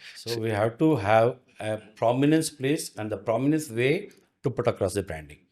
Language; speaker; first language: English; non-native, local second language; Kannada